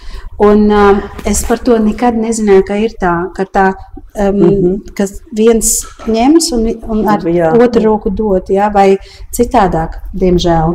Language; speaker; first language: Latvian; early bilingual, heritage; Latvian